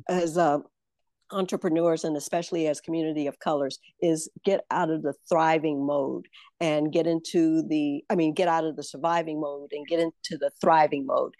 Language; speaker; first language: English; native; English